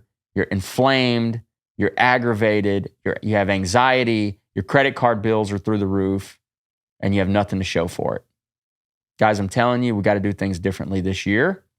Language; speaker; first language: English; native; English